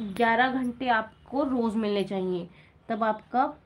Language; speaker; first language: Hindi; native; Hindi